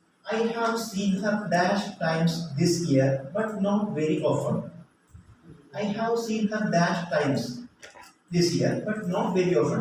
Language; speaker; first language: English; non-native, local second language; Malayalam